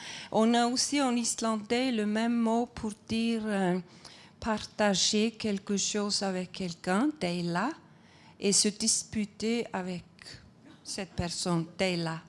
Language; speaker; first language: French; non-native, fluent; Icelandic